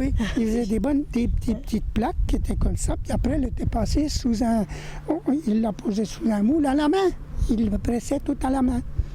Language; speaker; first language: French; native; French